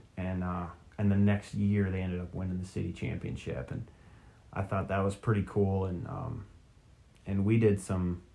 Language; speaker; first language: English; native; English